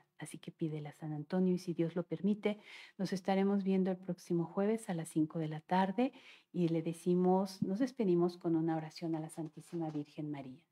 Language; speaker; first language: Spanish; native; Spanish